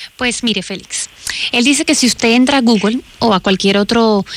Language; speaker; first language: Spanish; native; Spanish